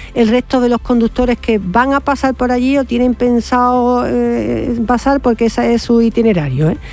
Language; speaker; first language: Spanish; native; Spanish